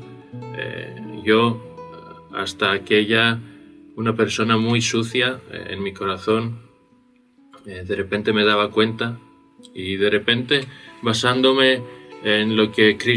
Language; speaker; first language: Spanish; non-native, fluent; Greek